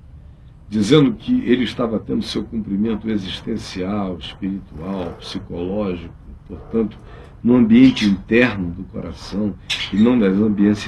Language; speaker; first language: Portuguese; native; Portuguese